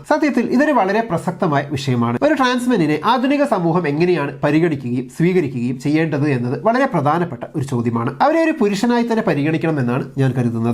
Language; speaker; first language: Malayalam; native; Malayalam